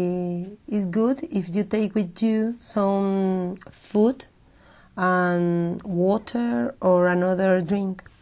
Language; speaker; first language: English; non-native, learner; Spanish